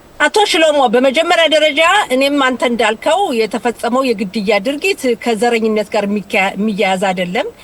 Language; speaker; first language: Amharic; native; Amharic